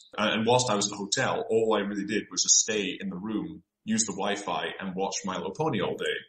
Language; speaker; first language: English; native; English